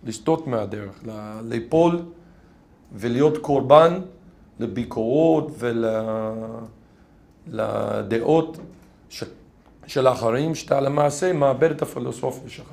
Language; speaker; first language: Hebrew; non-native, fluent; English